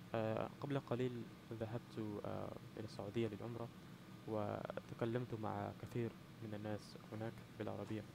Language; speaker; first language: Arabic; non-native, fluent; English